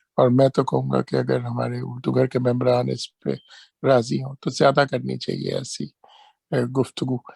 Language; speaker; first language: Urdu; non-native, local second language; Punjabi